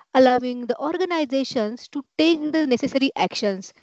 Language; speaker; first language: English; non-native, local second language; Marathi